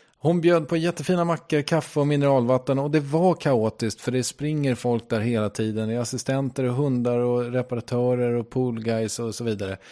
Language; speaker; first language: Swedish; native; Swedish